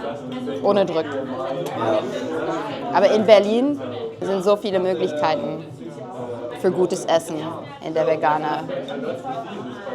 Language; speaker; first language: German; non-native, fluent; French